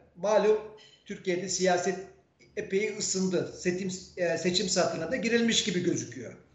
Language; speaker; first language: Turkish; native; Turkish